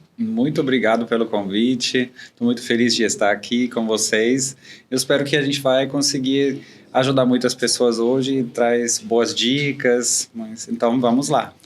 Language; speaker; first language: Portuguese; non-native, fluent; German